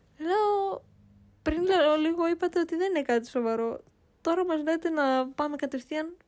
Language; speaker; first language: Greek; early bilingual, heritage; Greek